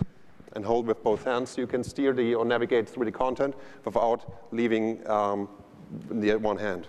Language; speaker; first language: English; non-native, fluent; German